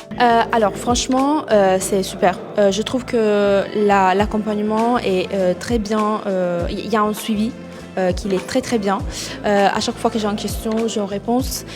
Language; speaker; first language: French; non-native, fluent; Italian